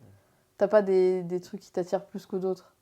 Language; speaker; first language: French; native; French